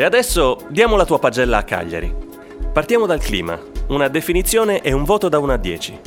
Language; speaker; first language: Italian; native; Italian